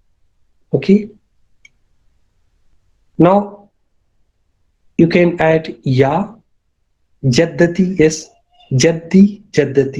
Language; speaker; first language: English; non-native, local second language; Urdu